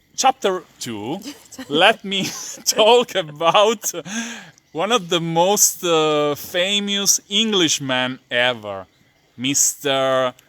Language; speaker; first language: English; non-native, fluent; Italian